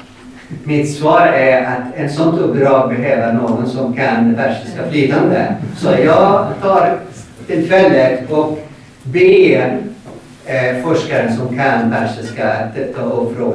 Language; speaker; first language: Swedish; non-native, fluent; Arabic